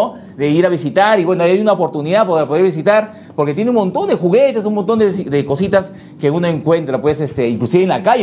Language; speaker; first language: Spanish; native; Spanish